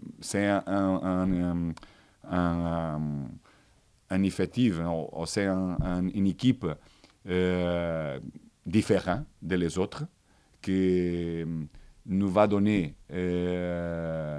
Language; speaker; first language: French; non-native, learner; Portuguese